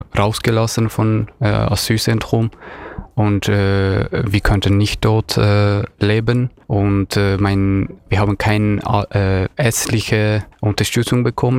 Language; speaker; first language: German; non-native, learner; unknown